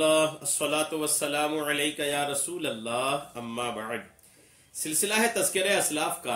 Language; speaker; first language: Urdu; native; Urdu